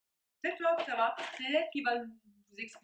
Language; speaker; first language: French; native; French